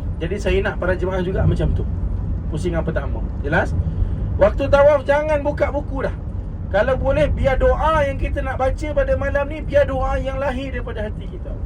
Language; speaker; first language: Malay; native; Malay